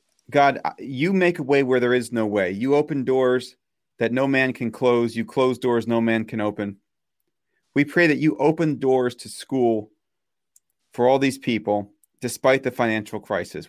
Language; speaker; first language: English; native; English